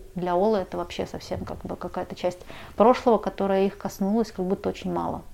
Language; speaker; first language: Russian; native; Russian